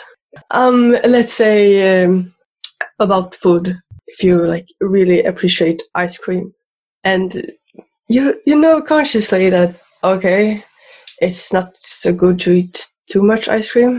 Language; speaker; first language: English; non-native, fluent; Swedish